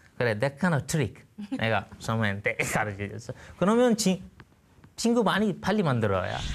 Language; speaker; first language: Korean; non-native, learner; Divehi